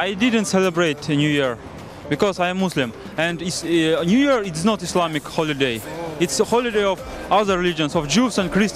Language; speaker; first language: English; non-native, learner; Kyrgyz